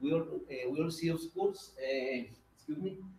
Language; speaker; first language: English; non-native, learner; Spanish